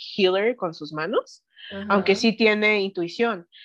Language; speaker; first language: Spanish; early bilingual, heritage; Spanish